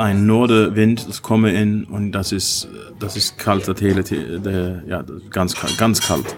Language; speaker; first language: German; non-native, learner; Dutch